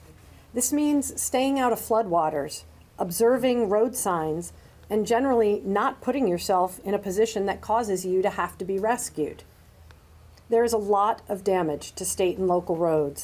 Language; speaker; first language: English; native; English